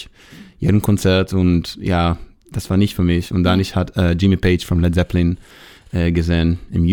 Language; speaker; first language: German; non-native, fluent; Hebrew